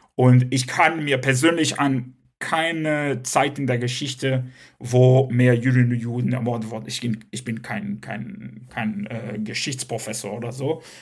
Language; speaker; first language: German; non-native, local second language; Hebrew